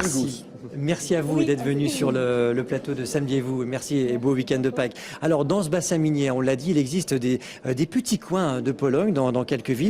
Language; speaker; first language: French; native; French